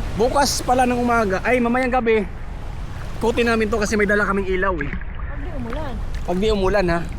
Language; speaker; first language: Filipino; non-native, local second language; Cebuano